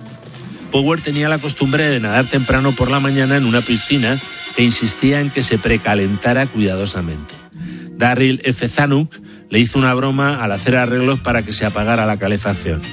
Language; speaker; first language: Spanish; native; Spanish